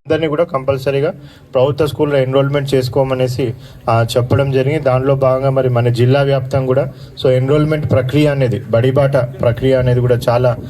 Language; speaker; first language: Telugu; native; Telugu